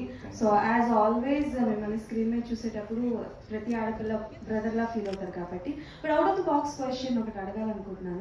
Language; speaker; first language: Telugu; native; Telugu